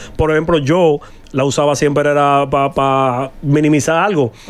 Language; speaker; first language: Spanish; native; Spanish